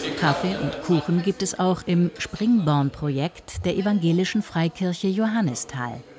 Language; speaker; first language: German; native; German